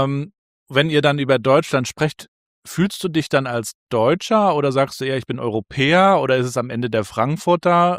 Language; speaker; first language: German; native; German